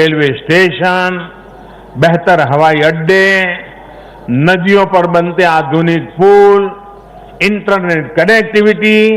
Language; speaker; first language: Hindi; non-native, local second language; Gujarati